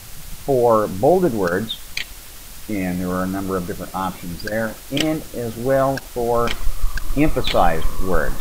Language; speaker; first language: English; native; English